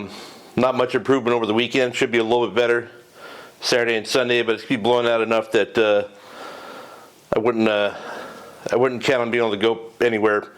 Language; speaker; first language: English; native; English